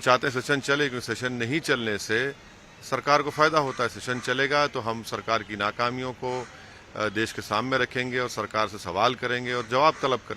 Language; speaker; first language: Hindi; native; Hindi